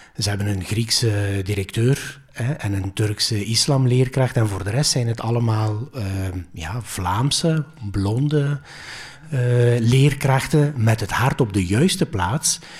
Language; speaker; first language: Dutch; early bilingual, other home language; Greek